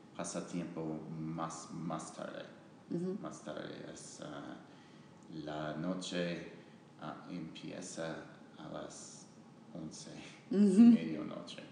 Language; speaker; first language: Spanish; non-native, learner; English